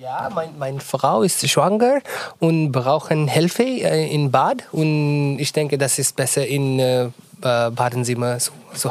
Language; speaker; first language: German; non-native, learner; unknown